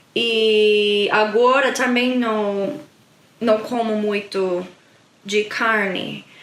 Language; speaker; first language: Portuguese; non-native, learner; English